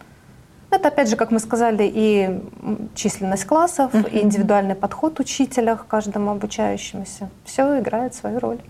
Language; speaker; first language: Russian; native; Russian